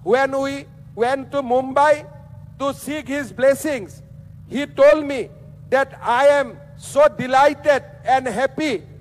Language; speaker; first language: English; non-native, local second language; Assamese